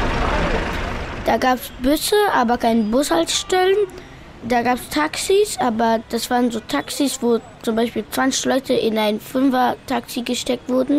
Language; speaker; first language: German; early bilingual, other home language; Pashto